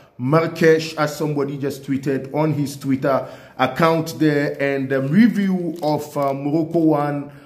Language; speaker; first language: English; non-native, local second language; Hausa